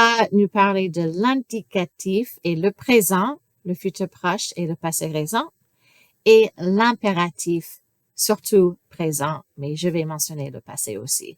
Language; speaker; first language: French; non-native, fluent; English